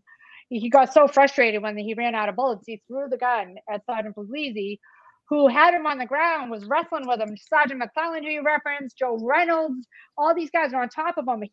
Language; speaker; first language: English; native; English